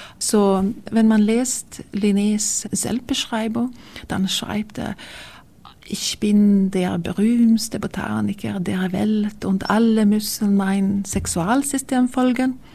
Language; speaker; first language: German; non-native, learner; Swedish